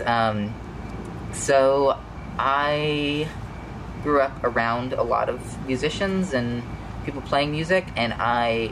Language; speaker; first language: English; native; English